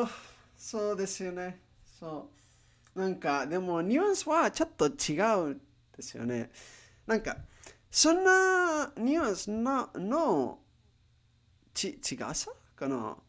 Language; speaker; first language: Japanese; non-native, learner; Spanish